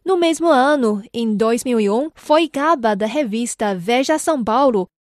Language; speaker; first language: Portuguese; non-native, fluent; Chinese